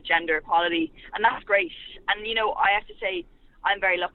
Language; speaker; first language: English; native; English